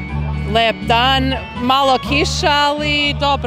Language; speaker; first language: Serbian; early bilingual, heritage; Serbian